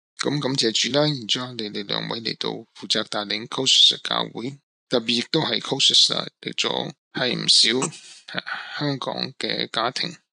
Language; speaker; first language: Cantonese; non-native, local second language; Min Nan Chinese